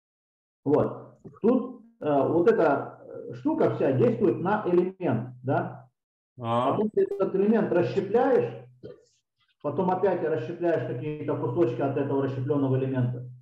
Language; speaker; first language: Russian; native; Russian